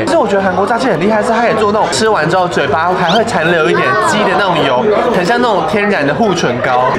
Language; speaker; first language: Chinese; native; Chinese